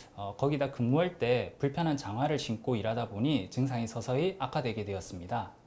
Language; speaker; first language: Korean; native; Korean